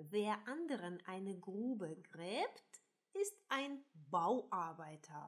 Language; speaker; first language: German; non-native, fluent; Russian